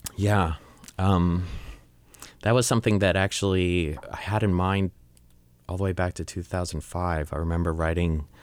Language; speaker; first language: English; native; English